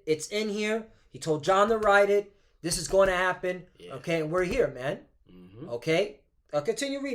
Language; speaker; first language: English; native; English